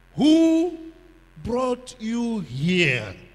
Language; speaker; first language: English; non-native, local second language; Igbo